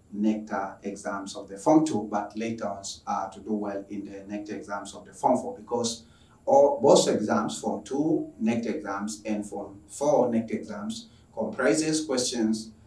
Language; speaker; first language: English; non-native, local second language; Swahili